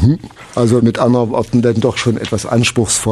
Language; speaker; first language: German; native; German